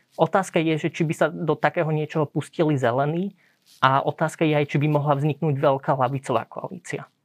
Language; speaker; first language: Slovak; early bilingual, heritage; Slovak